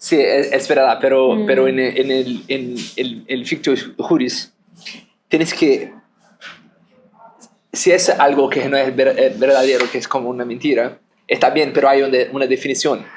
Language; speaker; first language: Spanish; non-native, fluent; Portuguese